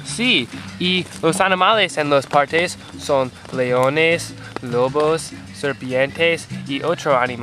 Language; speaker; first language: Spanish; non-native, learner; English